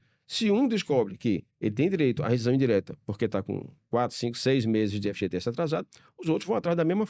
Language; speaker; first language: Portuguese; native; Portuguese